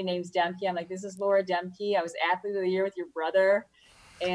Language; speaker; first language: English; native; English